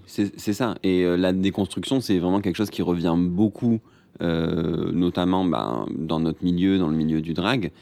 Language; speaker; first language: French; native; French